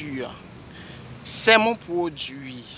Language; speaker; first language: French; non-native, local second language; Haitian Creole